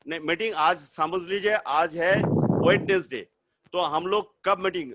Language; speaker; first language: Hindi; non-native, local second language; Bangla